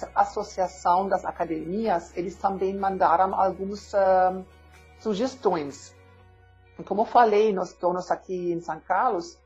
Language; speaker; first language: Portuguese; non-native, learner; German